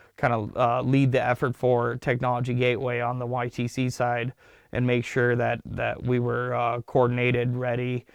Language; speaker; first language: English; early bilingual, other home language; Turkish